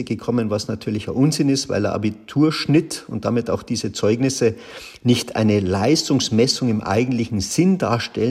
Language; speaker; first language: German; native; German